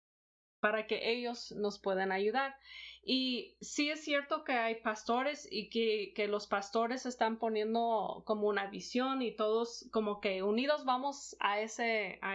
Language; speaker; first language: Spanish; non-native, fluent; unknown